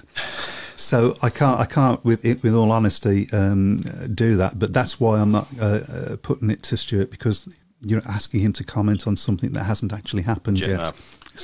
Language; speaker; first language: English; native; English